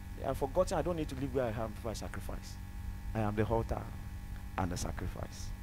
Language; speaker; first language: English; non-native, local second language; Yoruba